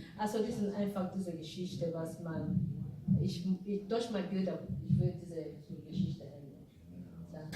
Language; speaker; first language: German; non-native, fluent; Igbo